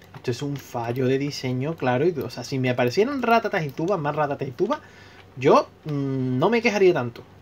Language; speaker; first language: Spanish; native; Spanish